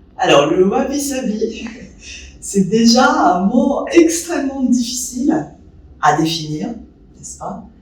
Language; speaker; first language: French; non-native, fluent; Japanese